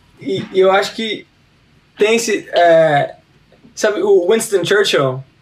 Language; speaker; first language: Portuguese; early bilingual, heritage; Portuguese